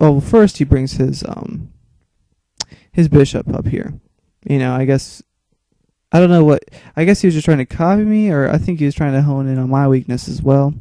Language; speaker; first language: English; native; English